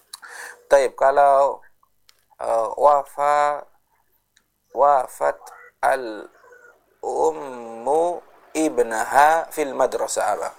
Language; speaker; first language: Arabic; non-native, fluent; Indonesian